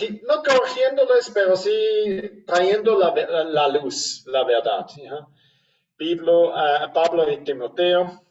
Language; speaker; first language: Spanish; non-native, fluent; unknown